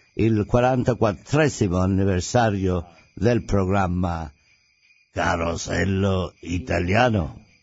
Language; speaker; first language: Italian; native; Italian